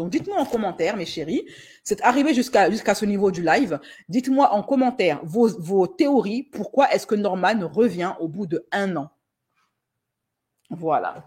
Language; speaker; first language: French; native; French